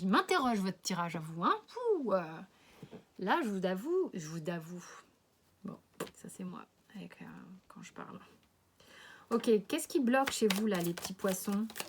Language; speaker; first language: French; native; French